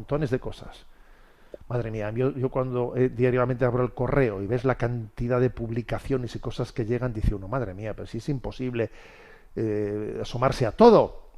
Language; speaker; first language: Spanish; native; Spanish